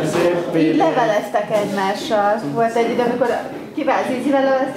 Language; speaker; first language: Hungarian; native; Hungarian